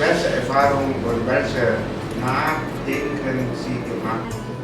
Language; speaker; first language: German; non-native, learner; Lao